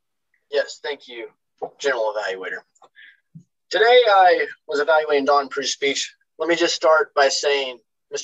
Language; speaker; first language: English; native; English